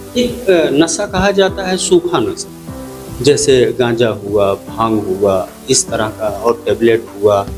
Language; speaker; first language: Hindi; native; Hindi